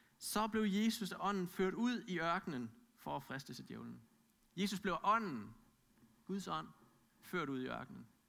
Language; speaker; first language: Danish; native; Danish